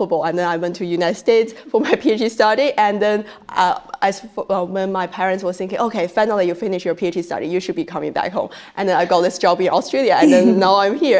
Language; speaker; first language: English; non-native, fluent; Chinese